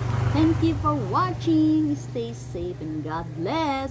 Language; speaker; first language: English; non-native, local second language; Chavacano